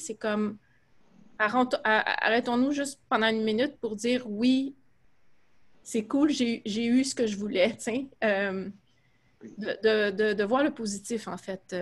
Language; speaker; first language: French; native; French